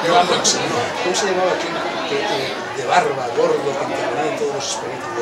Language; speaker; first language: Spanish; native; Spanish